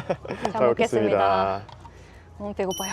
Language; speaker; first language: Korean; non-native, learner; Japanese